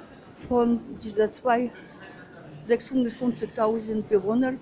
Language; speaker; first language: German; non-native, learner; Russian